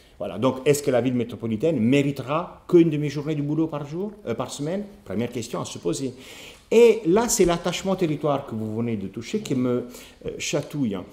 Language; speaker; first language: French; non-native, fluent; Italian